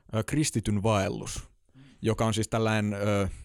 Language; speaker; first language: Finnish; native; Finnish